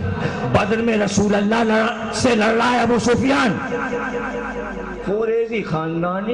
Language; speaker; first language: Urdu; native; Urdu